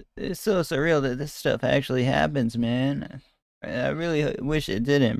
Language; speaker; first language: English; native; English